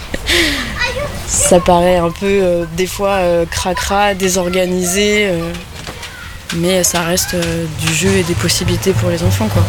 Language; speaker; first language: French; native; French